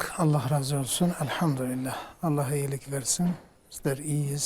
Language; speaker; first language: Turkish; non-native, local second language; Kurdish